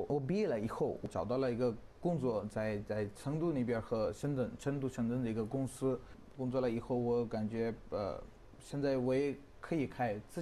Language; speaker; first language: Chinese; non-native, learner; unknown